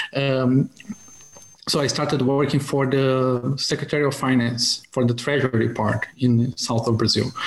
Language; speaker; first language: English; non-native, fluent; Portuguese